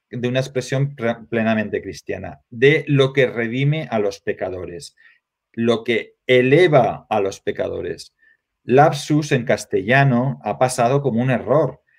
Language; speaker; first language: Spanish; native; Spanish